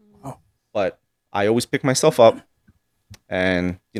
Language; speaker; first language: English; early bilingual, other home language; Italian